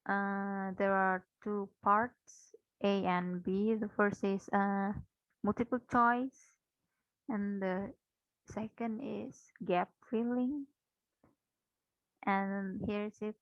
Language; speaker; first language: English; non-native, fluent; Indonesian